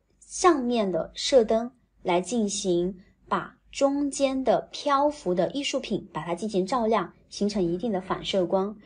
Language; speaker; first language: Chinese; native; Chinese